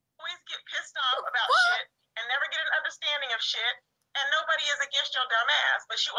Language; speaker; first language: English; native; English